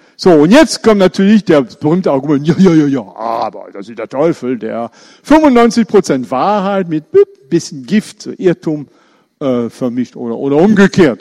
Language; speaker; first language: German; non-native, fluent; French